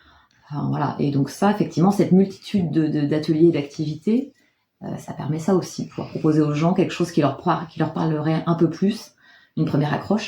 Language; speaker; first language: French; native; French